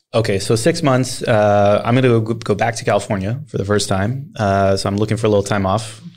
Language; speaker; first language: English; early bilingual, other home language; Swedish